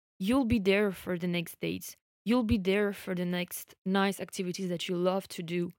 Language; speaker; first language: English; non-native, fluent; French